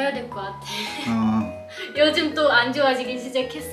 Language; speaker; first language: Korean; non-native, fluent; Turkish